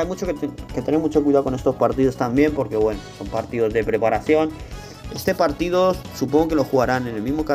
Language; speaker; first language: Spanish; native; Spanish